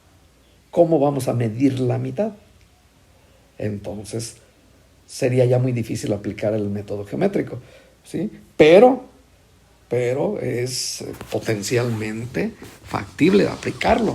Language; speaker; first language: Spanish; native; Spanish